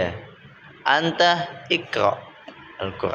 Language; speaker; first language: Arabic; non-native, fluent; Indonesian